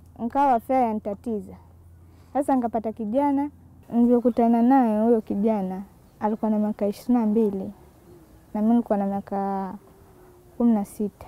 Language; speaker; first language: Swahili; native; Swahili